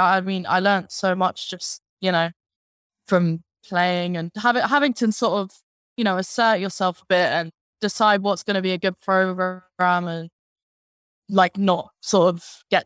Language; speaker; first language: English; native; English